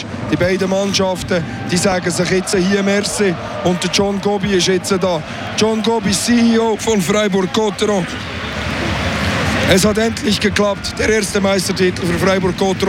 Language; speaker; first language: German; native; German